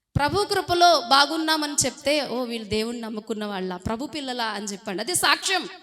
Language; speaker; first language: Telugu; non-native, fluent; Hindi